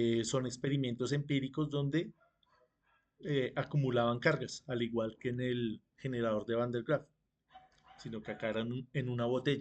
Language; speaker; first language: Spanish; native; Spanish